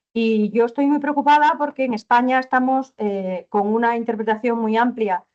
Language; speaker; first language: Spanish; native; Spanish